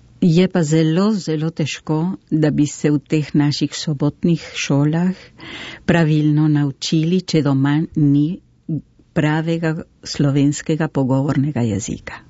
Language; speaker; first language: Slovenian; early bilingual, heritage; Slovenian